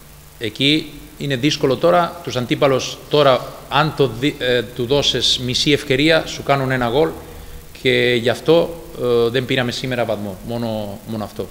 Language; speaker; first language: Greek; non-native, fluent; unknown